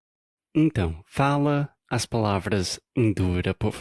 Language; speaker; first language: Portuguese; non-native, fluent; English